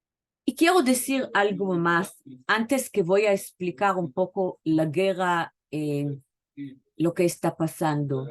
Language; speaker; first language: Spanish; non-native, fluent; Hebrew